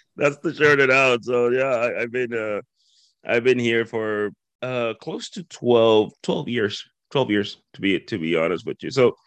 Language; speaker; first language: English; non-native, fluent; Spanish